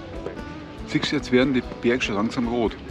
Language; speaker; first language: German; native; German